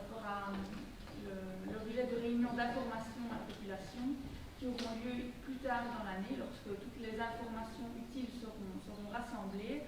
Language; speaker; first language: French; native; French